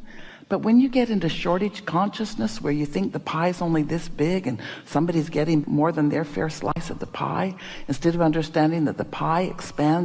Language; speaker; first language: English; native; English